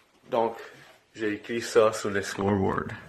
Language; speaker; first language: French; non-native, local second language; English